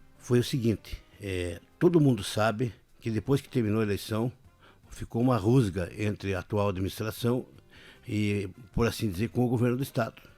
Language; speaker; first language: Portuguese; native; Portuguese